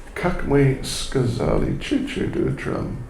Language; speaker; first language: Russian; non-native, learner; English